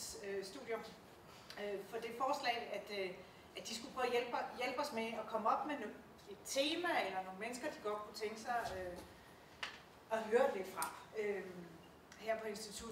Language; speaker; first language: Danish; native; Danish